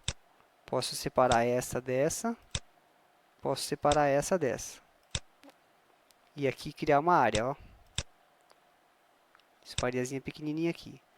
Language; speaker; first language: Portuguese; native; Portuguese